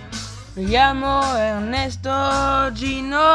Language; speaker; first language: Spanish; non-native, learner; French